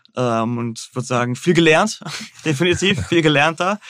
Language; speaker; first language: German; native; German